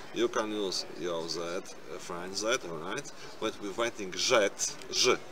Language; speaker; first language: English; non-native, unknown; Polish